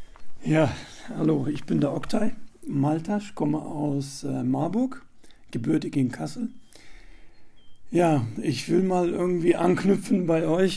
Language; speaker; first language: German; native; German